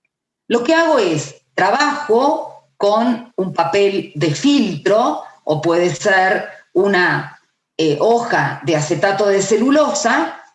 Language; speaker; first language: Spanish; native; Spanish